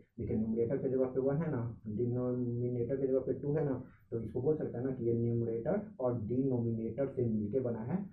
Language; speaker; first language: Hindi; native; Hindi